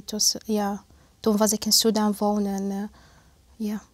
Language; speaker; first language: Dutch; non-native, learner; Arabic